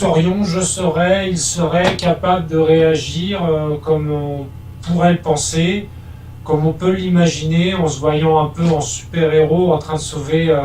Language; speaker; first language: French; native; French